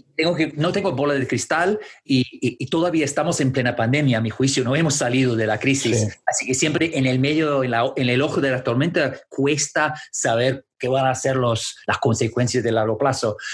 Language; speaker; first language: Spanish; non-native, fluent; English